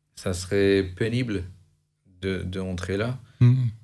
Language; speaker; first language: French; non-native, fluent; Albanian